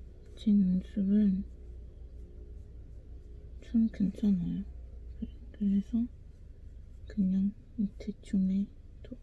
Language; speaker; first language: Korean; non-native, learner; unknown